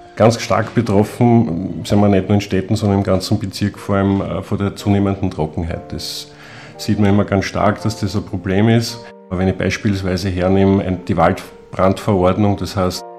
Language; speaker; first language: German; native; German